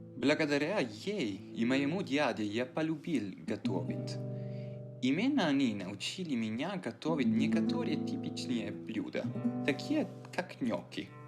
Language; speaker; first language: Russian; non-native, fluent; Italian